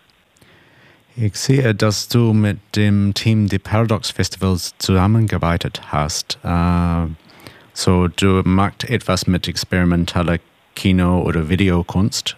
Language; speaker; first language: German; non-native, learner; English